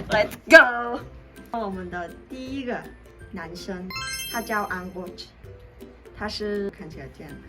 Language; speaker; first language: Chinese; non-native, fluent; Mongolian